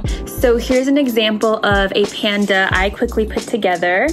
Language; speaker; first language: English; native; English